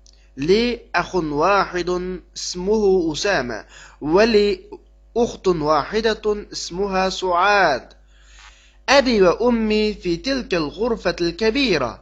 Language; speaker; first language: Arabic; non-native, fluent; Uyghur